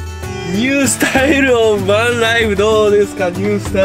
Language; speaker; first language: Japanese; native; Japanese